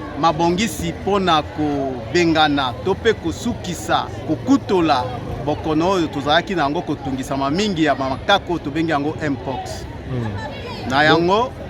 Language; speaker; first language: Lingala; native; Lingala